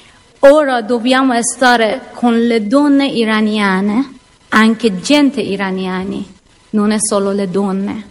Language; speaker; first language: Italian; non-native, learner; Persian